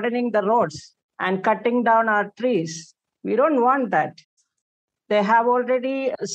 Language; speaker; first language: English; non-native, local second language; Malayalam